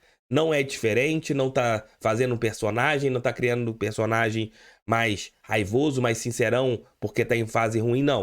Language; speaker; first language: Portuguese; native; Portuguese